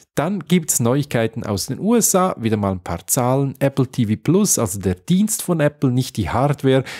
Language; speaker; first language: German; native; German